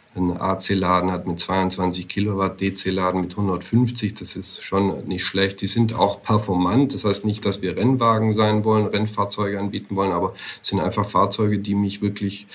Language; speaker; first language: German; native; German